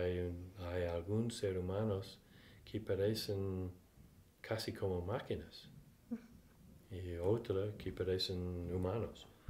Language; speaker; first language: Spanish; non-native, fluent; English